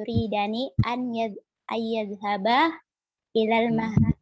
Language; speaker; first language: Arabic; non-native, learner; Indonesian